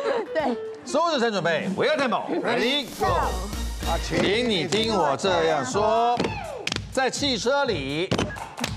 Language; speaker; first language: Chinese; native; Chinese